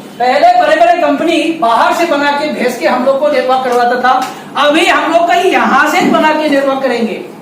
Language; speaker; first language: Hindi; non-native, local second language; Bangla